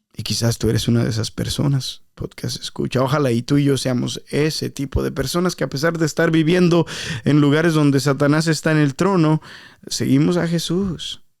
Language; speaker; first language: Spanish; native; Spanish